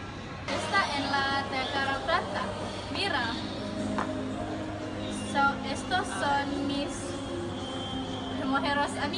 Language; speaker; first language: Spanish; non-native, learner; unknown